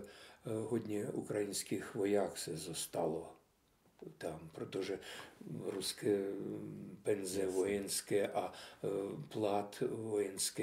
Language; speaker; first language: Czech; non-native, fluent; Russian